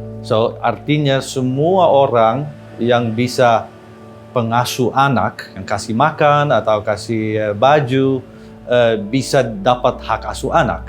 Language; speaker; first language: Indonesian; non-native, learner; Dutch